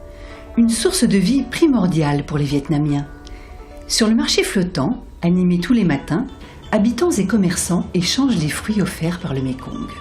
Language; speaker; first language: French; native; French